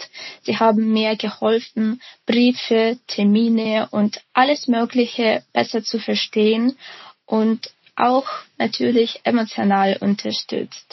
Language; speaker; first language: German; non-native, fluent; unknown